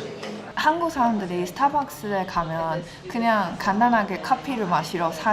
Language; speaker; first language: Korean; non-native, fluent; Chinese